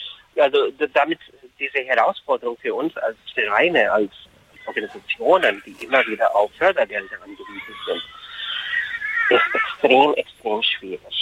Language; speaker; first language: German; non-native, fluent; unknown